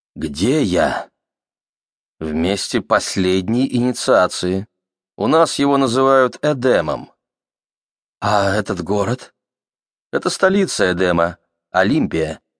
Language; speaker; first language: Russian; native; Russian